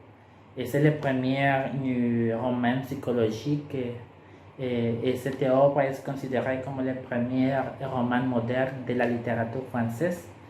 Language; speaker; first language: French; non-native, learner; Spanish